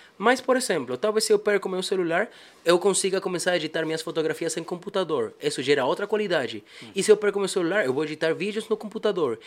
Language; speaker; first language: Portuguese; non-native, fluent; Spanish